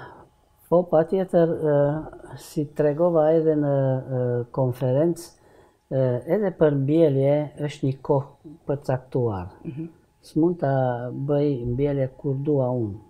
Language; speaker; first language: Albanian; non-native, learner; Hungarian